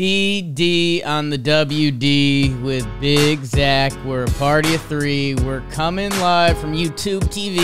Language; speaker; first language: English; native; English